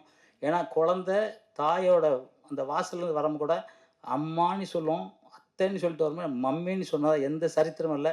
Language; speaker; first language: Tamil; native; Tamil